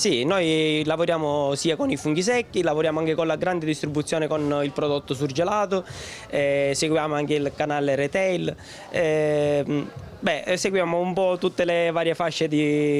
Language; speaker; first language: Italian; native; Italian